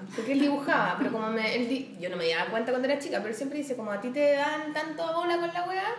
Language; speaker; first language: Spanish; native; Spanish